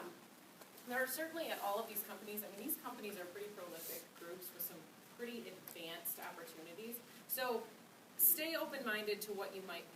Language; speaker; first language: English; native; English